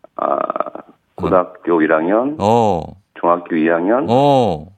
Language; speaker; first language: Korean; native; Korean